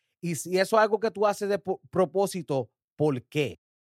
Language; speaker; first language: Spanish; early bilingual, heritage; Spanish